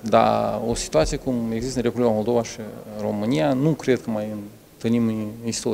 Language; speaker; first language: Romanian; native; Romanian